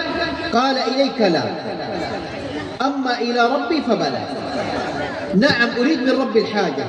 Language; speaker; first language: Arabic; native; Arabic